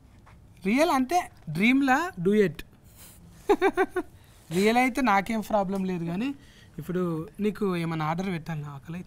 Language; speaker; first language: Telugu; native; Telugu